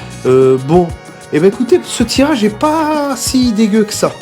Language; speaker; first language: French; native; French